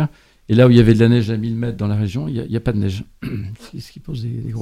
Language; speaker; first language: French; native; French